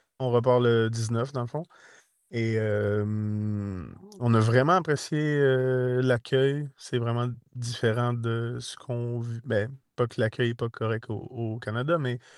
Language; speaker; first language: French; native; French